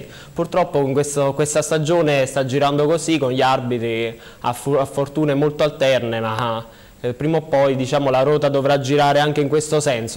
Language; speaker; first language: Italian; native; Italian